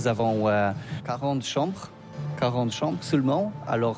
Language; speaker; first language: French; non-native, learner; Polish